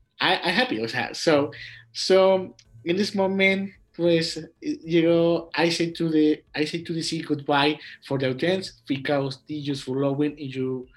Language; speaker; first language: English; non-native, learner; Spanish